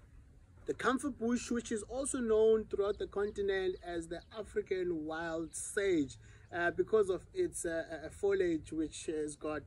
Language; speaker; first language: English; non-native, local second language; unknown